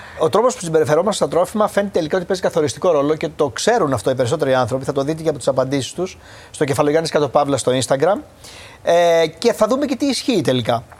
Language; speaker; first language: Greek; native; Greek